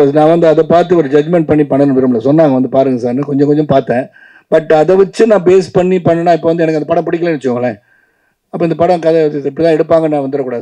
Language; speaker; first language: Tamil; native; Tamil